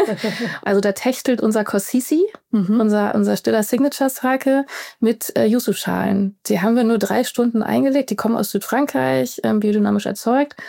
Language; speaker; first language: German; native; German